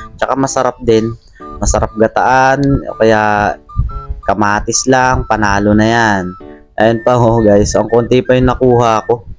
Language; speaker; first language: Filipino; non-native, local second language; Iloko